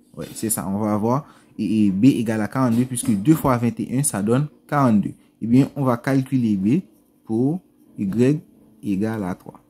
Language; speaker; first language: French; non-native, local second language; Haitian Creole